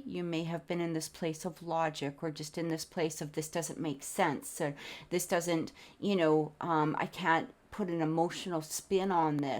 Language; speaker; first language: English; native; English